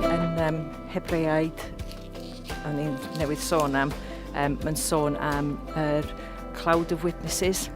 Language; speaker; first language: Welsh; non-native, local second language; English